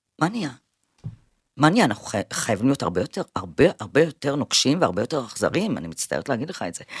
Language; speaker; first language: Hebrew; early bilingual, other home language; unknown